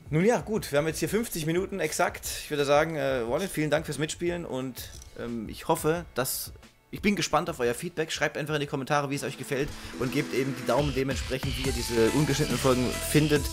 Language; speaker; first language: German; native; German